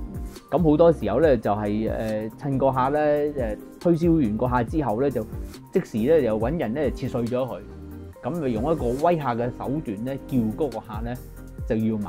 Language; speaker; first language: Cantonese; native; Cantonese